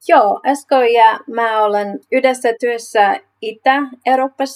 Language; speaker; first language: Finnish; non-native, learner; English